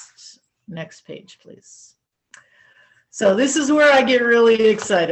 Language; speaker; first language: English; native; English